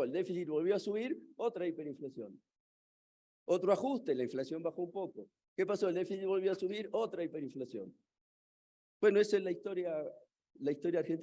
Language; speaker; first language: Spanish; native; Spanish